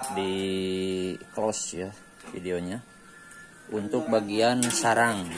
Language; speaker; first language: Indonesian; non-native, local second language; Sundanese